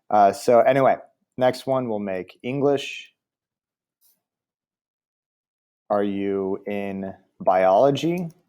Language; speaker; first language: English; native; English